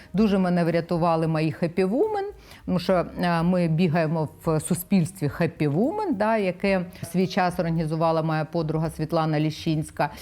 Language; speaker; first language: Ukrainian; non-native, local second language; Russian